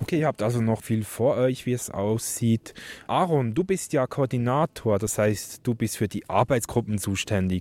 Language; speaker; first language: German; native; German